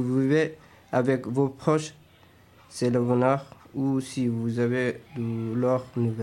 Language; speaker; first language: French; non-native, learner; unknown